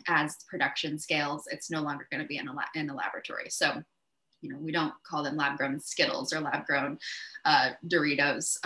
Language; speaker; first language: English; native; English